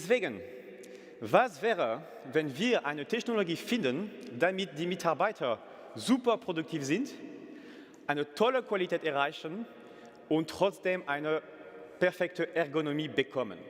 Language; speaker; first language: German; non-native, fluent; French